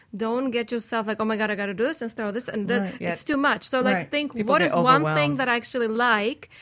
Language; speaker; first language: English; non-native, fluent; Russian